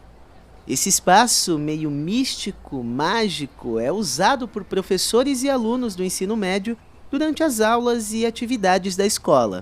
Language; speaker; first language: Portuguese; native; Portuguese